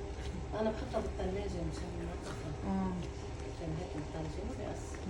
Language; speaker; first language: Arabic; native; Arabic